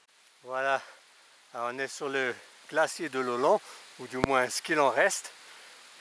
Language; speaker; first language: French; native; French